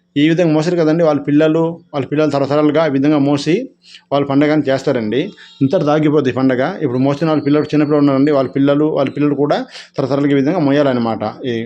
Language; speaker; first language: Telugu; non-native, local second language; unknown